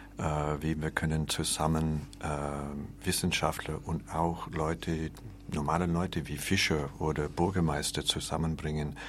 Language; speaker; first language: German; non-native, learner; English